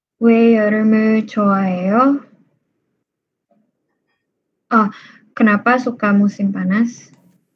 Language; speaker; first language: Korean; non-native, learner; Indonesian